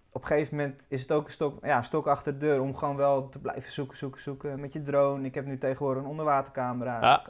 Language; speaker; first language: Dutch; native; Dutch